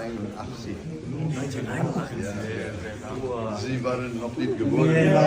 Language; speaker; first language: German; non-native, fluent; Indonesian